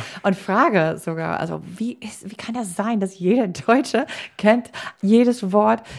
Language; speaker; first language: German; non-native, fluent; English